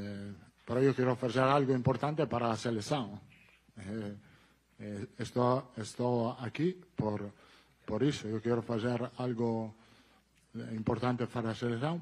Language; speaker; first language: Spanish; non-native, fluent; Italian